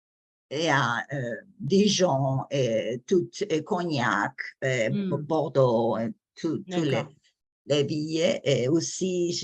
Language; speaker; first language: French; non-native, learner; English